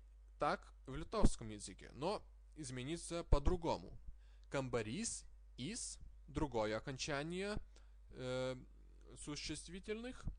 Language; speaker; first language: Russian; non-native, fluent; Lithuanian